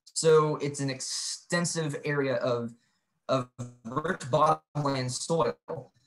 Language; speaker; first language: English; native; English